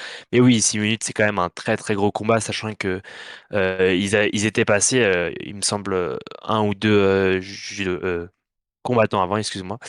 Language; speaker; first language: French; native; French